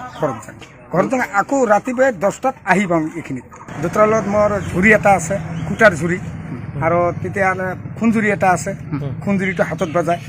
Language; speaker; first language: Assamese; non-native, local second language; Bangla